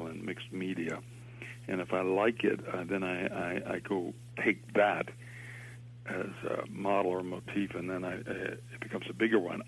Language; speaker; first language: English; native; English